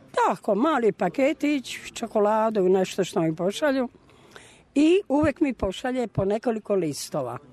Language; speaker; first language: Serbian; native; Serbian